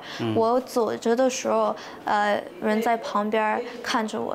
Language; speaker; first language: Chinese; early bilingual, heritage; Chinese